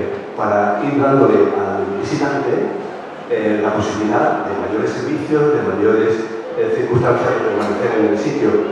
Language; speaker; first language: Spanish; native; Spanish